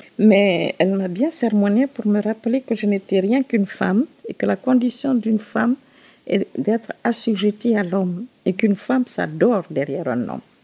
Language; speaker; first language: French; non-native, local second language; Susu